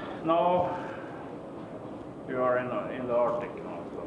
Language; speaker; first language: English; non-native, fluent; German